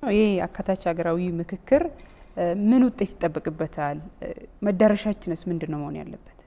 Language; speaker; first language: Amharic; native; Amharic